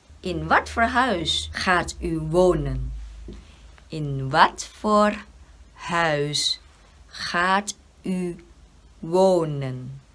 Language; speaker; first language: Dutch; non-native, learner; Thai